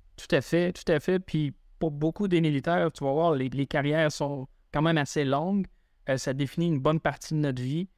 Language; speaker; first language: French; native; French